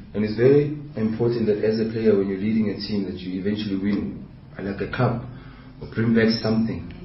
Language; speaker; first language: English; non-native, local second language; Southern Sotho